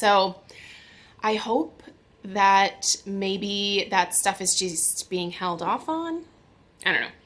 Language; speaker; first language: English; native; English